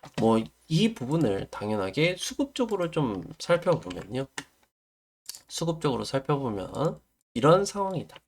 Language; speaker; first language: Korean; native; Korean